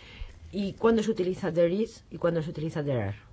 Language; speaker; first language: Spanish; native; Spanish